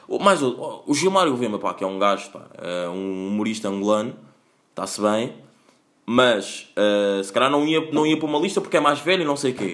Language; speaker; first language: Portuguese; native; Portuguese